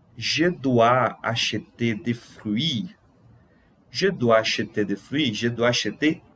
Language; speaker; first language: French; non-native, fluent; Portuguese